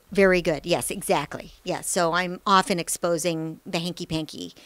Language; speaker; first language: English; native; English